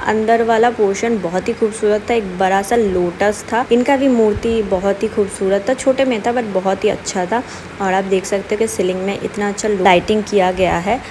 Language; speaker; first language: Hindi; non-native, local second language; Bangla